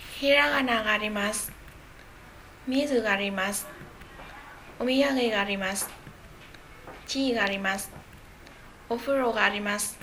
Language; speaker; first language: Japanese; non-native, learner; Vietnamese